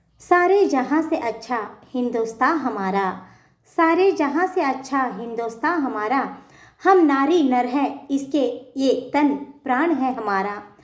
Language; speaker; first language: Hindi; non-native, local second language; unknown